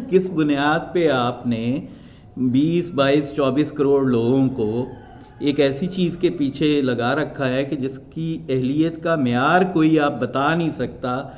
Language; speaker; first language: Urdu; non-native, local second language; Punjabi